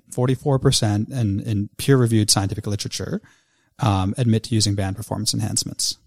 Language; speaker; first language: English; native; English